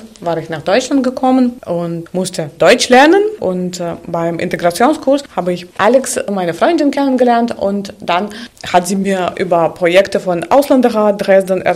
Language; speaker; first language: German; non-native, fluent; Russian